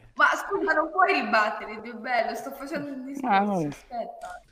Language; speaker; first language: Italian; native; Italian